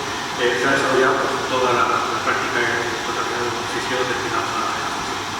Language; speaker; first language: Spanish; native; Spanish